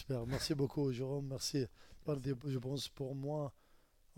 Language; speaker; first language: French; non-native, learner; Arabic